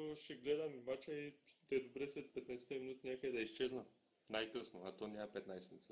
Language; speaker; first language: Bulgarian; native; Bulgarian